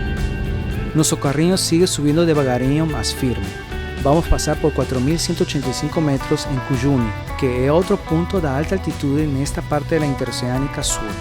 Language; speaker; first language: Spanish; non-native, learner; Portuguese